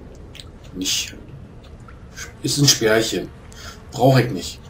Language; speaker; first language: German; native; German